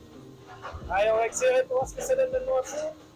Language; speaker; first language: French; native; French